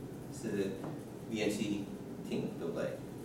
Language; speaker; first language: Chinese; non-native, learner; English